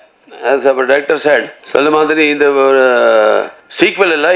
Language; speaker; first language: Tamil; non-native, local second language; Telugu